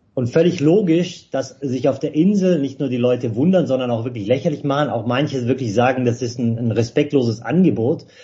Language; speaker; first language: German; native; German